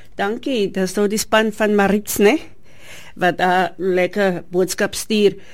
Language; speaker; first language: Afrikaans; native; Afrikaans